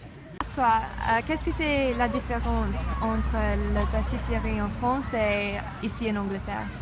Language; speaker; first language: French; non-native, learner; English